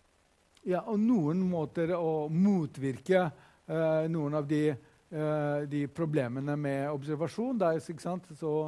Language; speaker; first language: Norwegian; non-native, fluent; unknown